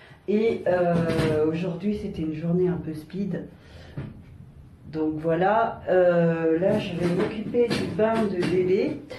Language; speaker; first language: French; native; French